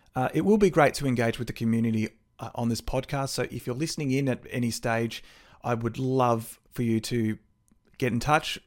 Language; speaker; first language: English; native; English